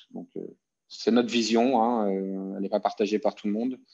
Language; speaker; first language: French; native; French